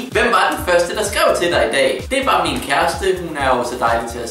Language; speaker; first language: Danish; native; Danish